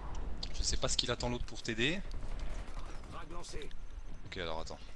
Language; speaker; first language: French; native; French